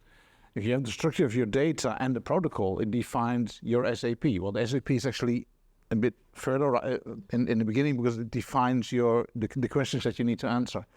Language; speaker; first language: English; non-native, fluent; Dutch